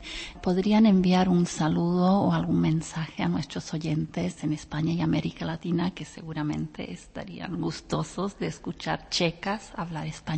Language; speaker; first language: Spanish; non-native, fluent; Czech